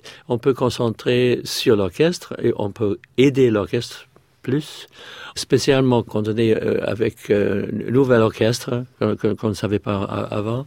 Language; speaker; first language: French; non-native, fluent; English